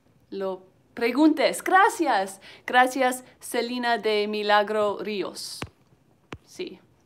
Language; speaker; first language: Spanish; non-native, learner; English